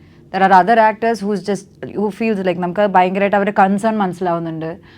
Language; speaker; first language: English; non-native, local second language; Malayalam